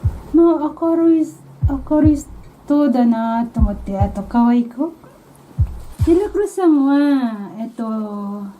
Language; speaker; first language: Japanese; non-native, fluent; Filipino